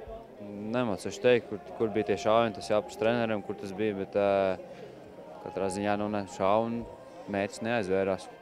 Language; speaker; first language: Latvian; native; Latvian